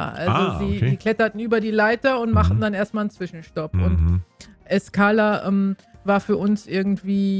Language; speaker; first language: German; native; German